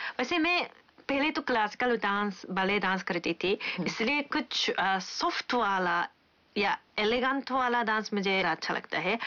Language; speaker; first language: Hindi; non-native, fluent; Japanese